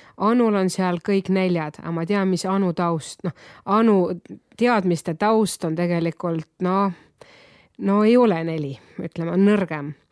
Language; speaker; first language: Estonian; non-native, local second language; Russian